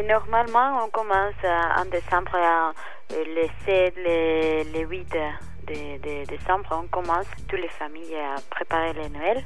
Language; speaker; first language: French; non-native, learner; Spanish